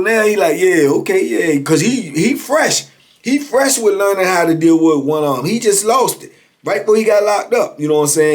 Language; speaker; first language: English; native; English